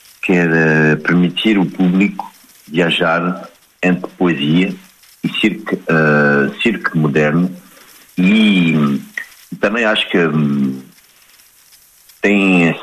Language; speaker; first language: Portuguese; non-native, fluent; French